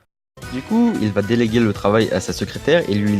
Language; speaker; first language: French; native; French